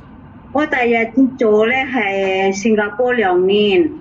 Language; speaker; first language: Cantonese; non-native, learner; Indonesian